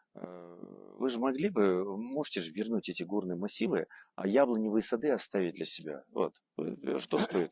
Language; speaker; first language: Russian; non-native, local second language; Kazakh